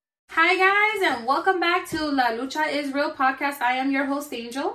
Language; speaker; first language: English; early bilingual, other home language; Spanish